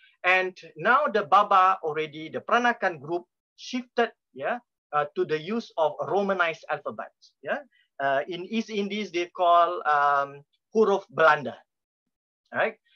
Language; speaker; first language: English; non-native, local second language; Malay